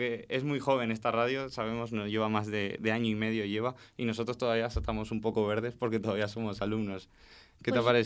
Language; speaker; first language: Spanish; native; Spanish